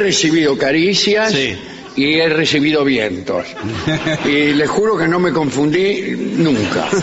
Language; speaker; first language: Spanish; native; Spanish